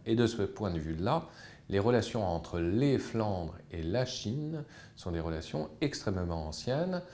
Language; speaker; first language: French; native; French